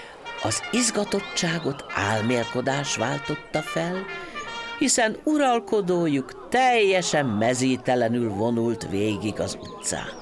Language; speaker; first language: Hungarian; native; Hungarian